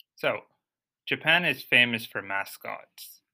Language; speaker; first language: English; native; English